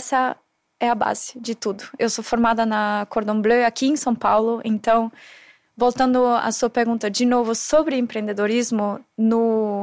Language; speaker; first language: Portuguese; non-native, fluent; German